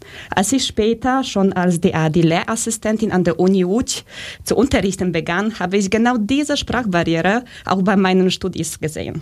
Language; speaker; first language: German; early bilingual, other home language; Polish